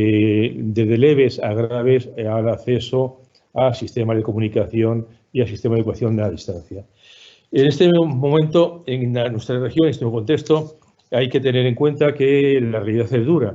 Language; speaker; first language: Spanish; native; Spanish